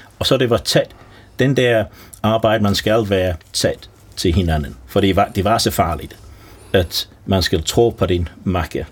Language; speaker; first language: Danish; non-native, fluent; English